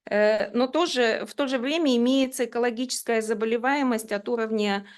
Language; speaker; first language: Russian; native; Russian